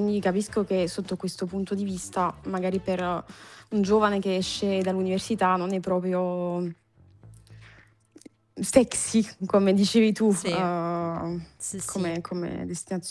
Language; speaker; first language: Italian; non-native, fluent; French